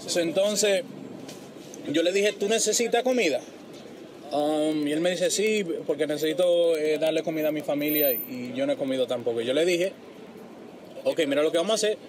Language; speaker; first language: Spanish; native; Spanish